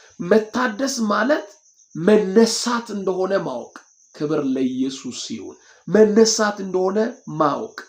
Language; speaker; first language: Amharic; non-native, local second language; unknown